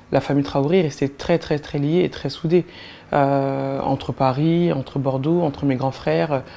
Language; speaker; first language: French; native; French